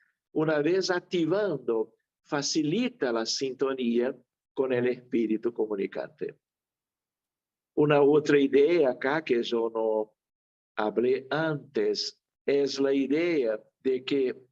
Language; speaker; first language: Spanish; non-native, fluent; Portuguese